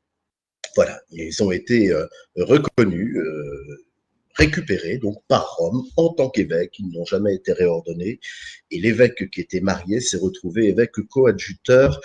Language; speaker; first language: French; native; French